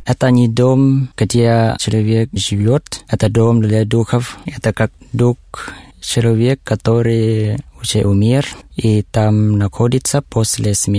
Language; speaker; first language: Russian; non-native, learner; Thai